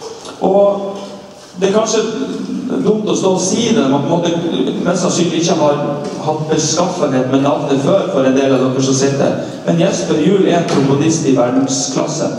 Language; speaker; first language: Norwegian; native; Norwegian